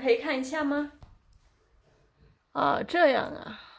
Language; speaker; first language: Chinese; non-native, fluent; Portuguese